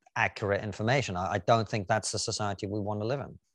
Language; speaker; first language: English; non-native, fluent; Russian